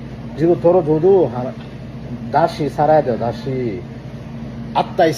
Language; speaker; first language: Korean; non-native, learner; Bangla